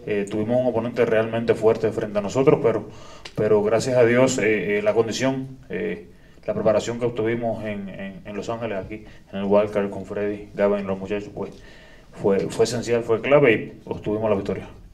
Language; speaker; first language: Spanish; native; Spanish